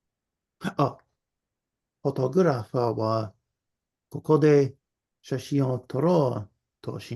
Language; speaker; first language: Japanese; non-native, learner; English